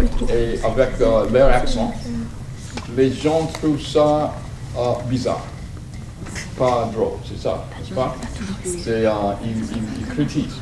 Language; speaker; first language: French; non-native, learner; English